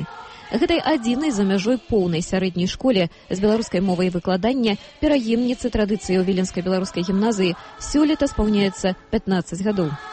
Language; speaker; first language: Belarusian; native; Belarusian